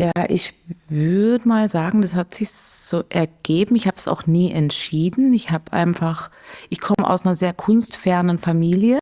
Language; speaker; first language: German; native; German